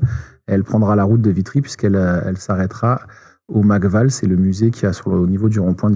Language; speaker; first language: French; native; French